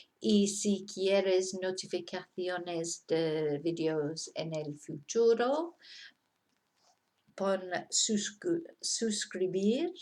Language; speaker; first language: Spanish; non-native, fluent; English